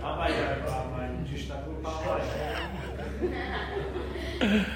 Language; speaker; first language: Hebrew; non-native, learner; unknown